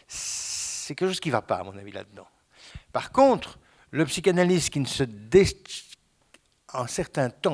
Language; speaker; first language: French; native; French